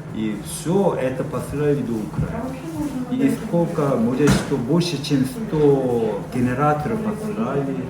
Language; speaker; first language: Ukrainian; non-native, learner; Korean